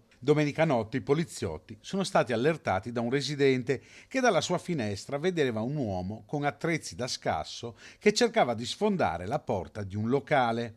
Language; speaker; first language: Italian; native; Italian